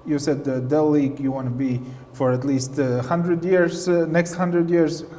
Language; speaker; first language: English; non-native, fluent; Latvian